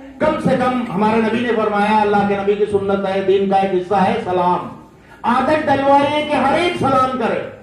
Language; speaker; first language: Urdu; native; Urdu